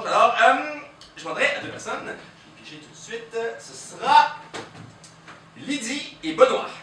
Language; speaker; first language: French; native; French